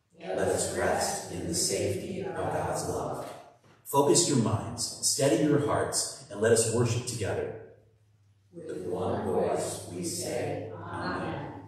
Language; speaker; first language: English; native; English